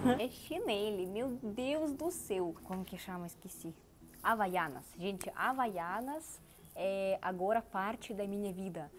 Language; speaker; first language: Portuguese; non-native, learner; Russian